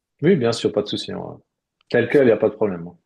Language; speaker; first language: French; native; French